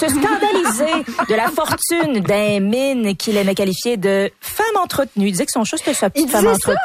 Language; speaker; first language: French; native; French